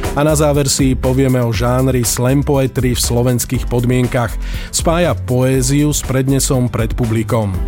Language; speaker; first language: Slovak; native; Slovak